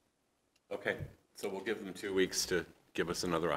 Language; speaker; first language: English; native; English